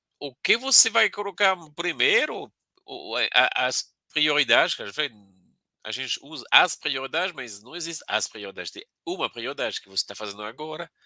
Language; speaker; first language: Portuguese; non-native, fluent; French